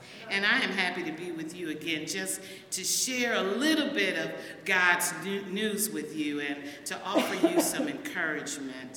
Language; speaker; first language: English; native; English